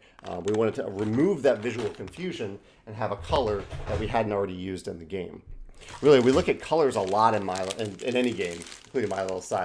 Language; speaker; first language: English; native; English